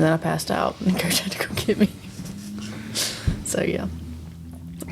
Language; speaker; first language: English; native; English